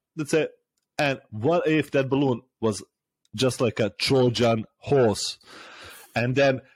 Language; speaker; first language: English; non-native, fluent; Serbian